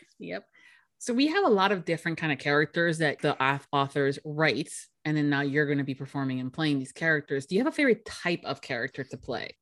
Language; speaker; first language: English; native; English